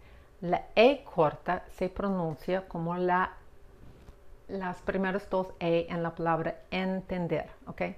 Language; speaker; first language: Spanish; non-native, fluent; English